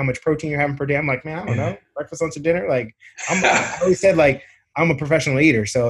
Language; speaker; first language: English; native; English